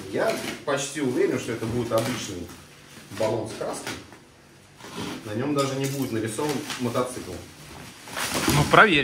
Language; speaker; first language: Russian; native; Russian